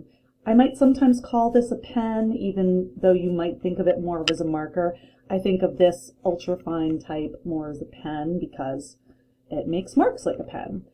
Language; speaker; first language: English; native; English